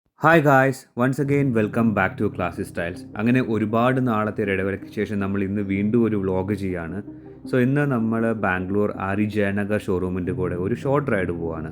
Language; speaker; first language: Malayalam; native; Malayalam